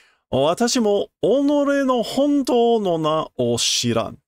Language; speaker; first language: Japanese; non-native, learner; English